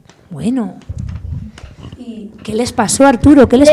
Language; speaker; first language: Spanish; native; Spanish